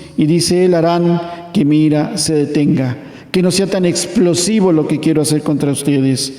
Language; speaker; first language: Spanish; native; Spanish